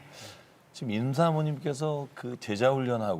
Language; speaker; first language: Korean; native; Korean